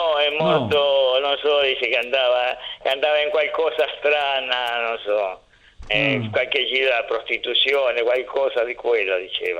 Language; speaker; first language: Italian; non-native, fluent; Spanish